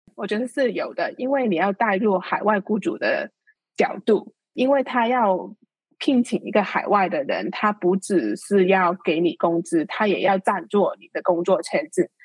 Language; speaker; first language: Chinese; non-native, local second language; Cantonese